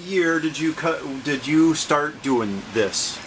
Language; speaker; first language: English; native; English